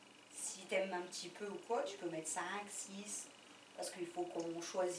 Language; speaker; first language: French; native; French